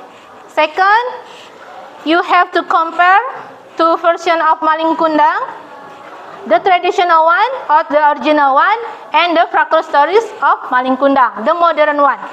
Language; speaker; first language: English; non-native, fluent; Indonesian